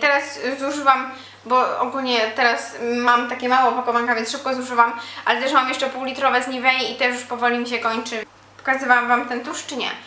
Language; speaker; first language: Polish; native; Polish